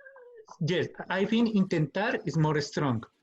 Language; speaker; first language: English; non-native, learner; Spanish